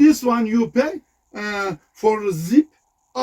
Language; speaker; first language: English; non-native, learner; Turkish